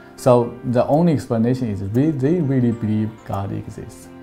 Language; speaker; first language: English; non-native, fluent; Chinese